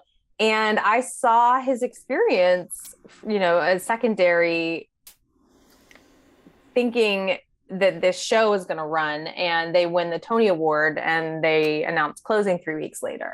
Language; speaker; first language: English; native; English